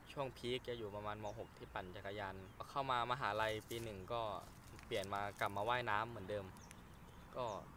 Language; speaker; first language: Thai; native; Thai